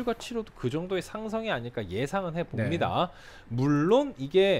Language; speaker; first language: Korean; native; Korean